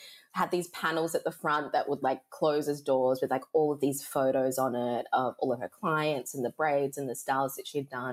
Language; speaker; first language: English; native; English